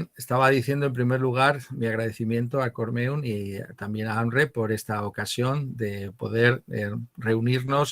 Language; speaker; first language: Spanish; native; Spanish